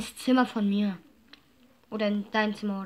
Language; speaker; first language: German; native; German